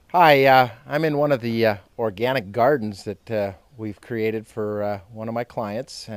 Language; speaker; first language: English; native; English